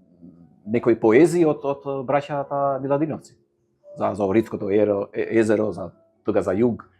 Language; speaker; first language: Macedonian; non-native, fluent; Albanian